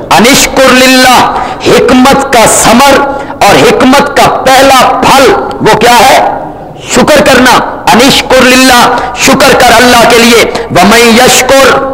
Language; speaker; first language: Urdu; non-native, local second language; Punjabi